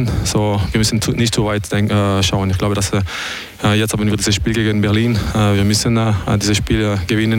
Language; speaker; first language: German; non-native, local second language; French